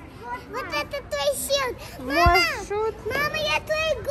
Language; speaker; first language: Russian; early bilingual, heritage; Russian